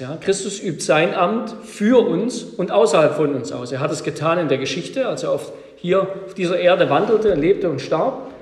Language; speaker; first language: German; native; German